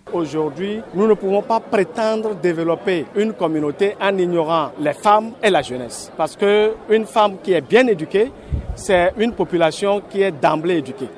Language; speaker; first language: French; non-native, local second language; Ewe